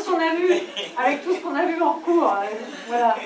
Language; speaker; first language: French; native; French